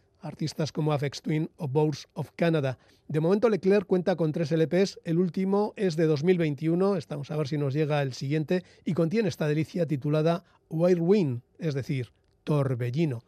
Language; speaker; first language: Spanish; native; Spanish